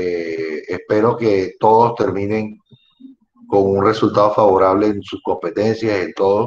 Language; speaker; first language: Spanish; native; Spanish